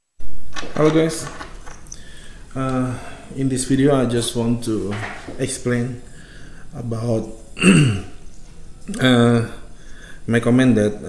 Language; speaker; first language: English; non-native, fluent; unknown